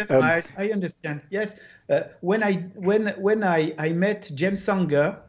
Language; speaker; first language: English; non-native, learner; French